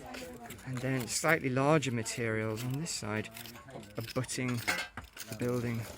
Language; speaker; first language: English; native; English